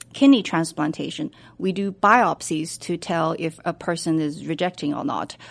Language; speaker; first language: English; non-native, fluent; Chinese